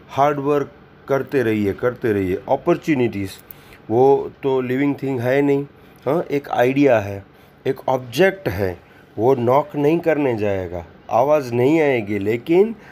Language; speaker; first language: Hindi; non-native, local second language; Gujarati